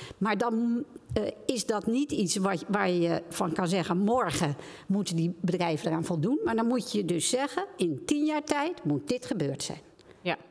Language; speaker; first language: Dutch; native; Dutch